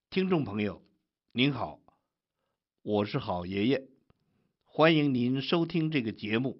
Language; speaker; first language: Chinese; native; Chinese